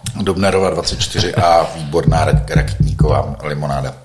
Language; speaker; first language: Czech; native; Czech